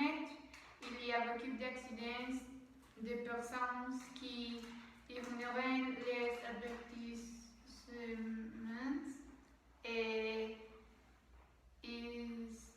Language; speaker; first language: French; non-native, learner; Spanish